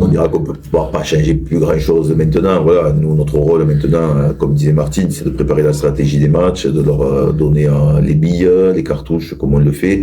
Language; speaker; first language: French; native; French